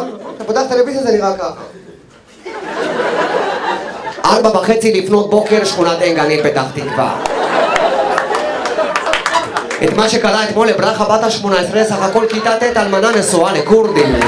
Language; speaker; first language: Hebrew; native; Hebrew